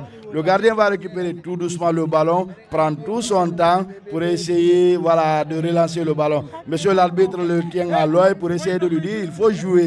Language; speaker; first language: French; non-native, local second language; Fula